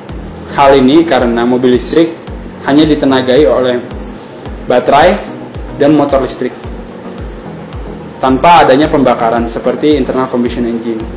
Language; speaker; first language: Indonesian; native; Indonesian